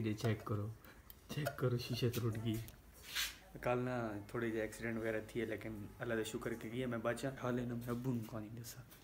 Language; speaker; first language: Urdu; non-native, local second language; Saraiki